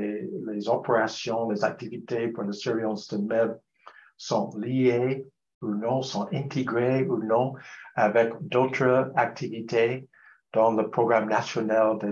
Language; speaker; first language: French; non-native, fluent; English